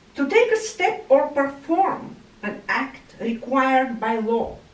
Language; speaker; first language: English; non-native, fluent; Bulgarian